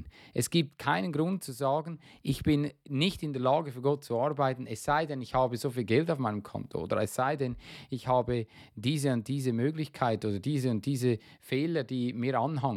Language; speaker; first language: German; non-native, fluent; English